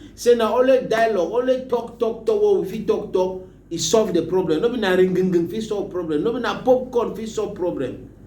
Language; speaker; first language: Nigerian Pidgin; native; Nigerian Pidgin